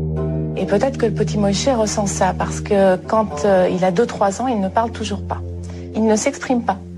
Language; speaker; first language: French; native; French